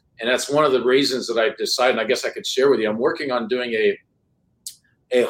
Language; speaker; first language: English; non-native, fluent; French